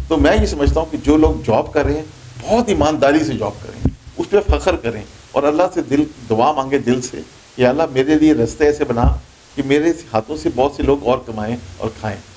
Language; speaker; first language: Urdu; non-native, local second language; Punjabi